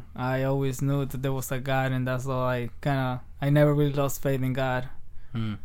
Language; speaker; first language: English; early bilingual, other home language; Spanish